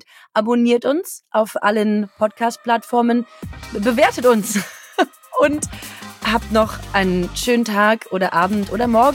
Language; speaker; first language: German; native; German